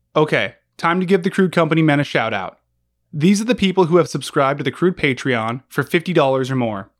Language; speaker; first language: English; native; English